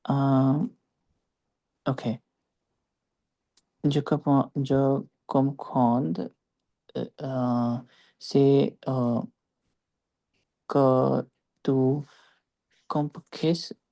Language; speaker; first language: French; non-native, learner; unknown